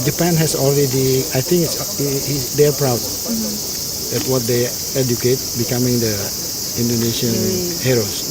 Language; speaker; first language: English; non-native, learner; Indonesian